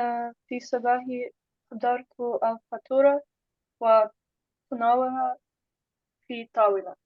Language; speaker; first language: Arabic; non-native, learner; English